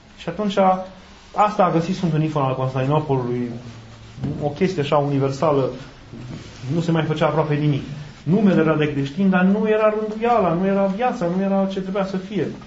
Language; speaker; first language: Romanian; native; Romanian